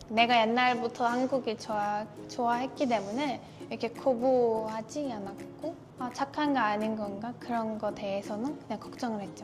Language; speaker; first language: Korean; non-native, fluent; Turkish